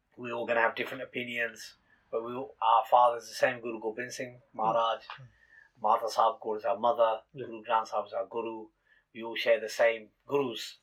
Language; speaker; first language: English; native; English